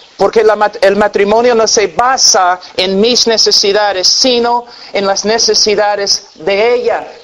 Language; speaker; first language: Spanish; non-native, fluent; English